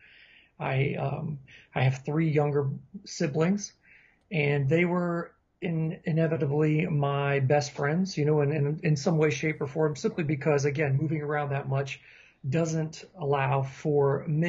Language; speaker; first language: English; native; English